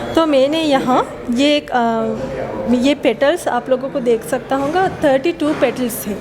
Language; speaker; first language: Hindi; non-native, fluent; Sinhala